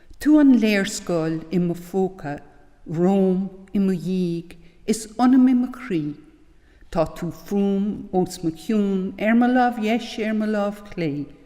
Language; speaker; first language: Irish; native; Irish